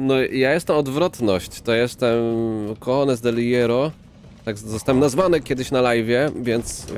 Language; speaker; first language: Polish; native; Polish